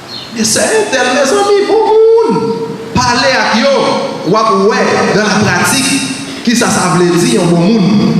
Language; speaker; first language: French; non-native, learner; Haitian Creole